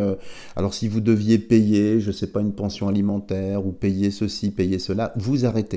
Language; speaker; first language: French; native; French